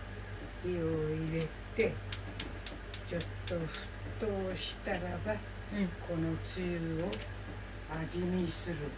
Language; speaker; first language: Japanese; native; Japanese